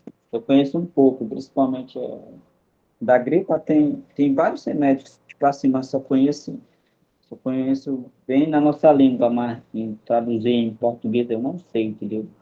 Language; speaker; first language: Portuguese; non-native, local second language; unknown